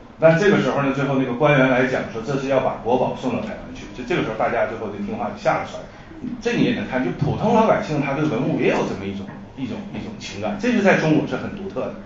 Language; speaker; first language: Chinese; native; Chinese